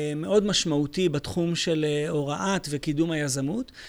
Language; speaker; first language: Hebrew; native; Hebrew